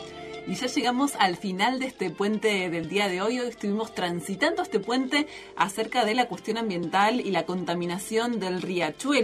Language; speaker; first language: Spanish; native; Spanish